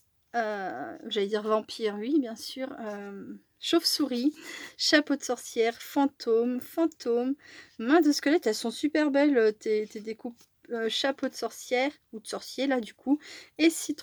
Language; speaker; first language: French; native; French